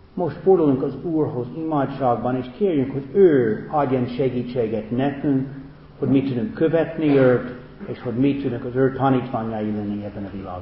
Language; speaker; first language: Hungarian; non-native, fluent; English